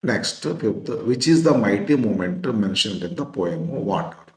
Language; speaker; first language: English; non-native, local second language; Kannada